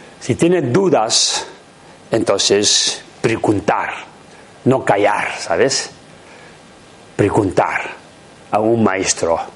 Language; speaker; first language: Spanish; non-native, learner; Tibetan